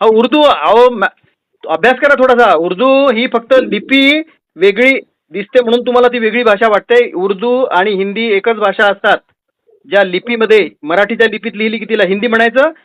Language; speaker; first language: Marathi; native; Marathi